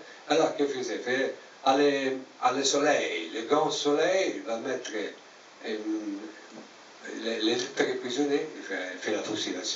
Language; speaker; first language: French; non-native, learner; Italian